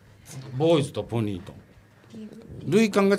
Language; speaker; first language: Japanese; native; Japanese